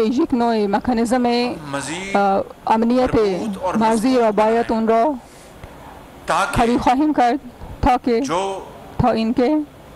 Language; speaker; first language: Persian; non-native, learner; Urdu